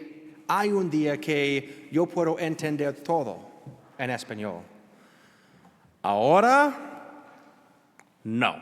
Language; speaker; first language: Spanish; non-native, learner; English